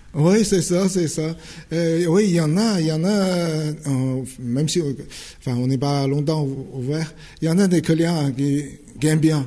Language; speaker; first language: French; non-native, fluent; Chinese